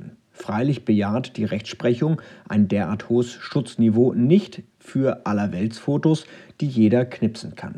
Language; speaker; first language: German; native; German